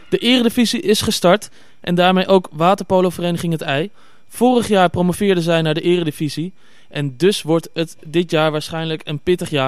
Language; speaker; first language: Dutch; native; Dutch